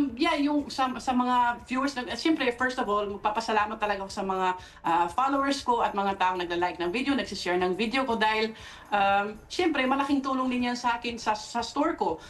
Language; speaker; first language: Filipino; non-native, fluent; Dutch